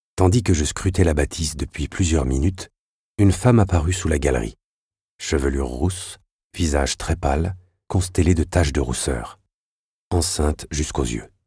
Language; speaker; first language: French; native; French